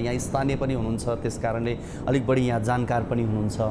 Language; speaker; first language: Nepali; native; Nepali